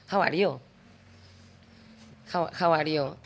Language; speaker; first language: English; non-native, fluent; Catalan